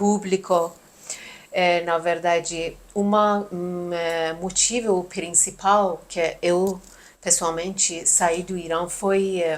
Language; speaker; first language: Portuguese; non-native, learner; Persian